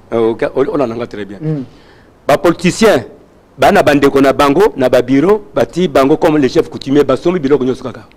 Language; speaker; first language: Lingala; non-native, local second language; Luba-Lulua